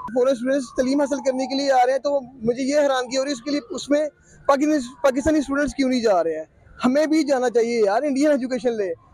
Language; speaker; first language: Urdu; native; Urdu